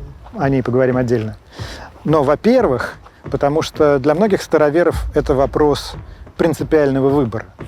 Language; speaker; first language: Russian; native; Russian